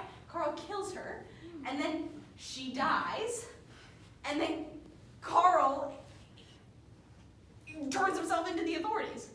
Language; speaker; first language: English; native; English